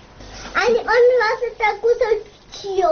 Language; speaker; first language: Russian; non-native, learner; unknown